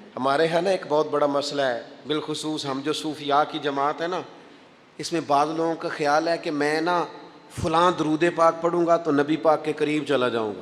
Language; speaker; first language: Urdu; non-native, local second language; Punjabi